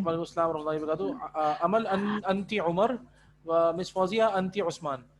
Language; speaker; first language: Arabic; non-native, fluent; Urdu